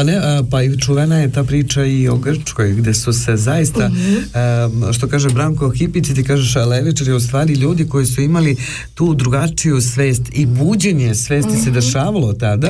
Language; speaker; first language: Serbian; native; Serbian